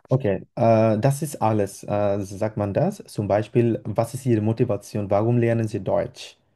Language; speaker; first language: German; non-native, fluent; Bangla